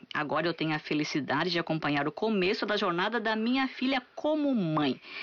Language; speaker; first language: Portuguese; native; Portuguese